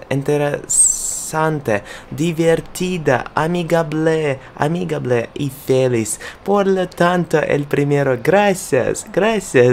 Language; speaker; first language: Spanish; non-native, learner; Russian